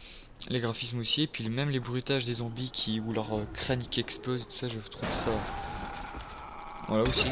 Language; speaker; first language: French; native; French